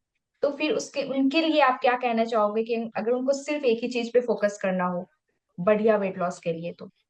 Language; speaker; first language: Hindi; native; Hindi